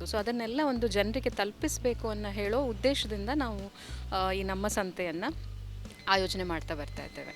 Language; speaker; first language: Kannada; native; Kannada